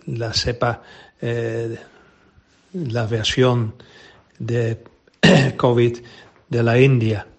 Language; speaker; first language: Spanish; non-native, fluent; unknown